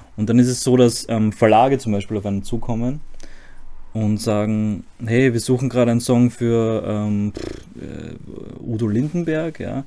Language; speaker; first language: German; early bilingual, other home language; Croatian